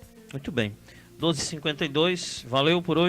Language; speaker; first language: Portuguese; native; Portuguese